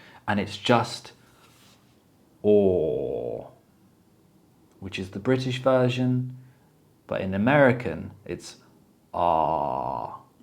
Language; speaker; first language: English; early bilingual, other home language; Polish